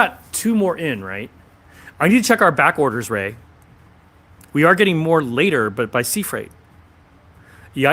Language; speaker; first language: English; native; English